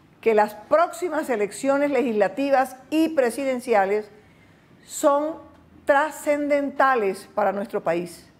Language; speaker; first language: Spanish; native; Spanish